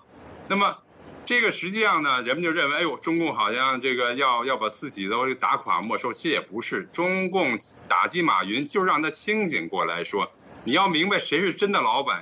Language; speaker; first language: Chinese; native; Chinese